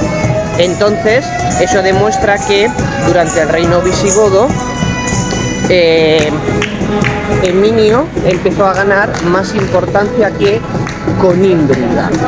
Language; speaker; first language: Spanish; native; Spanish